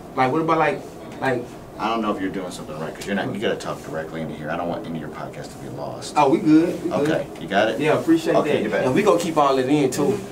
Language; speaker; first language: English; native; English